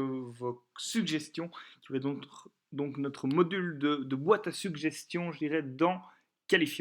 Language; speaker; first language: French; native; French